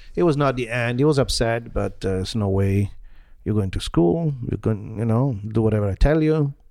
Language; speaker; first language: English; non-native, fluent; Italian